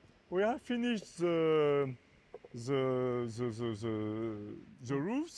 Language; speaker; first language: English; non-native, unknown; French